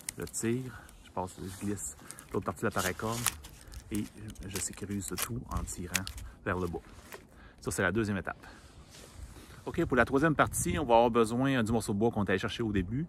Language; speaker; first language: French; native; French